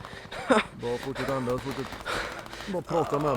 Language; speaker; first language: Swedish; native; Swedish